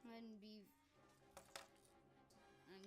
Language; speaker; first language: Welsh; non-native, local second language; English